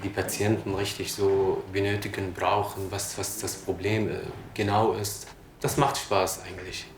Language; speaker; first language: German; non-native, fluent; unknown